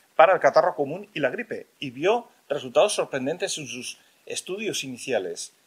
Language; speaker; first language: Spanish; native; Spanish